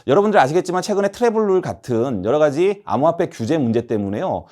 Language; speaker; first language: Korean; native; Korean